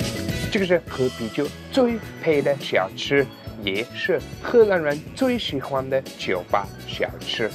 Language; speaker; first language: Chinese; non-native, fluent; German